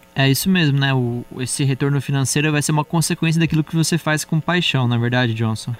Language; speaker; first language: Portuguese; native; Portuguese